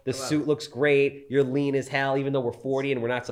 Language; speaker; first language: English; native; English